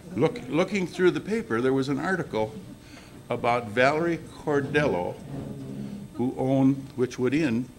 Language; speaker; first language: English; native; English